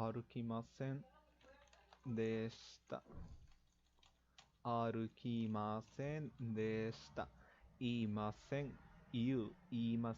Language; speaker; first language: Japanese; non-native, fluent; Spanish